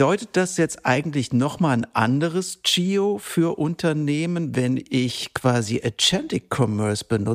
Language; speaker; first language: German; native; German